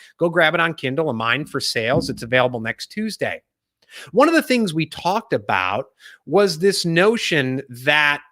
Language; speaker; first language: English; native; English